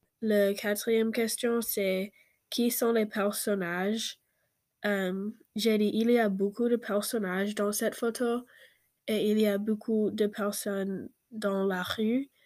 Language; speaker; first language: French; non-native, learner; English